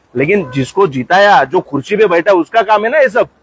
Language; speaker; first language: Hindi; non-native, local second language; Marathi